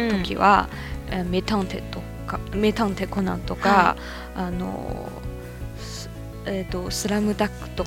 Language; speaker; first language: Japanese; non-native, fluent; Chinese